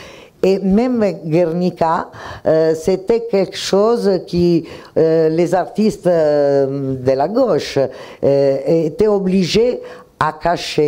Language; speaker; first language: French; non-native, fluent; Italian